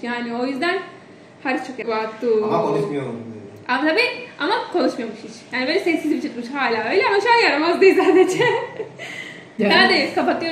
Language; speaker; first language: Turkish; non-native, fluent; Indonesian